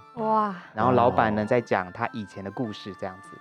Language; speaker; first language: Chinese; native; Chinese